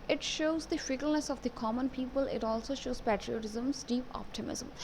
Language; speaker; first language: English; non-native, local second language; Punjabi